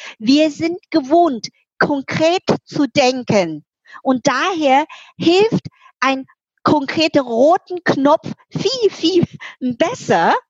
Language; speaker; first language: German; non-native, fluent; Chinese